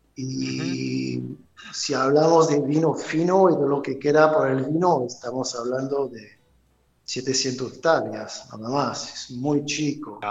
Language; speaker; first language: Spanish; non-native, fluent; French